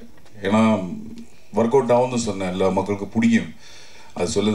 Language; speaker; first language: Tamil; non-native, learner; Malayalam